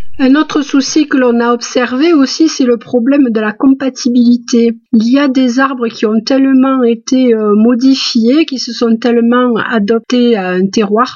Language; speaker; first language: French; native; French